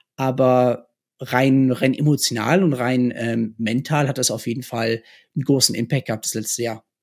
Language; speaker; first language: German; early bilingual, other home language; English